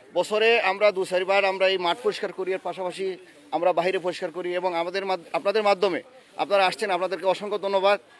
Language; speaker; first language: Bangla; native; Bangla